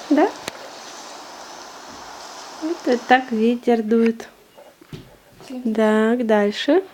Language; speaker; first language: Russian; native; Russian